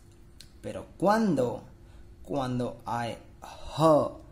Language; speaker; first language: Spanish; non-native, fluent; Hindi